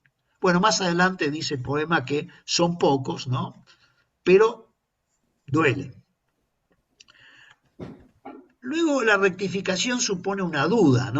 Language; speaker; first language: Spanish; native; Spanish